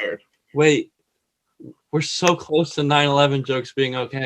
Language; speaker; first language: English; native; English